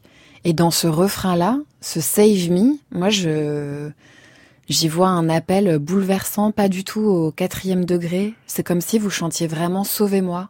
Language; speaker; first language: French; native; French